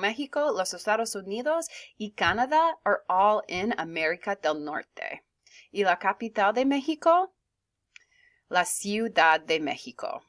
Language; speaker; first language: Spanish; non-native, fluent; English